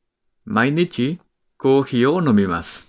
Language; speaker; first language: Japanese; non-native, fluent; Spanish